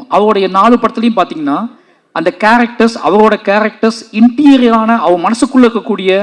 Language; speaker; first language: Tamil; native; Tamil